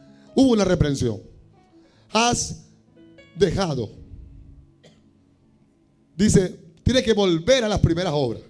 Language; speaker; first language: Spanish; native; Spanish